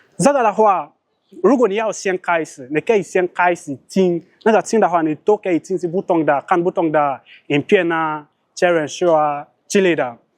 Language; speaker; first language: Chinese; non-native, fluent; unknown